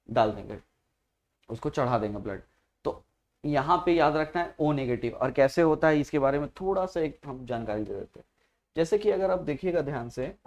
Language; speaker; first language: Hindi; native; Hindi